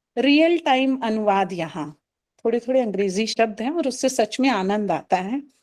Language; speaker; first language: Hindi; native; Hindi